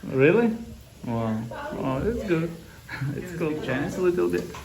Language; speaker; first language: English; non-native, learner; Russian